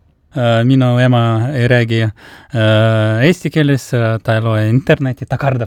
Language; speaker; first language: Estonian; non-native, local second language; Russian